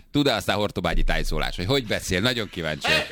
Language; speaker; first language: Hungarian; native; Hungarian